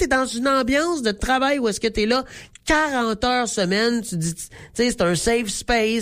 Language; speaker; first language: French; native; French